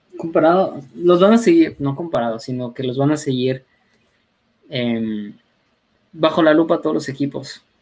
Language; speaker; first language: Spanish; native; Spanish